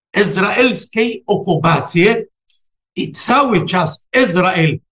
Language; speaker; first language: Polish; non-native, fluent; Arabic